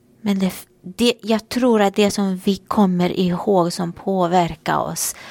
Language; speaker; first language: Swedish; non-native, fluent; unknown